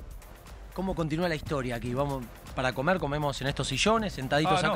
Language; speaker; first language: Spanish; native; Spanish